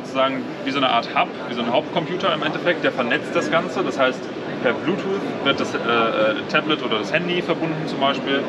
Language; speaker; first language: German; native; German